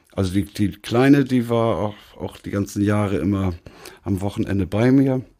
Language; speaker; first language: German; native; German